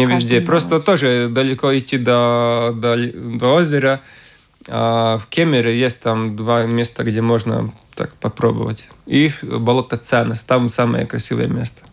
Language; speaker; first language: Russian; non-native, local second language; Latvian